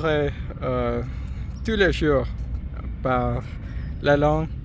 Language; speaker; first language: French; non-native, fluent; English